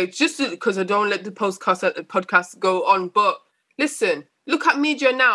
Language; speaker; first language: English; native; English